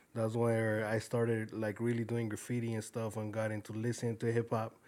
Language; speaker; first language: English; early bilingual, other home language; Spanish